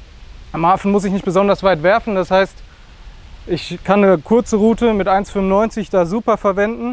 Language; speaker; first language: German; native; German